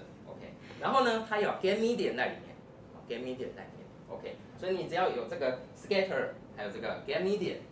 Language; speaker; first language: Chinese; native; Chinese